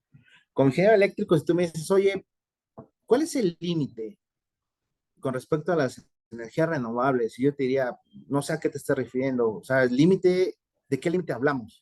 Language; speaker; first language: Spanish; native; Spanish